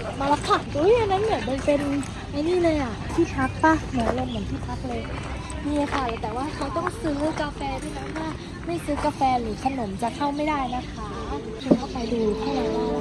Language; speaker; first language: Thai; native; Thai